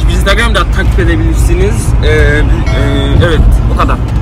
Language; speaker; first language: Turkish; non-native, fluent; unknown